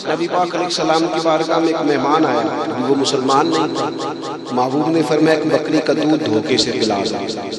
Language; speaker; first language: Urdu; non-native, local second language; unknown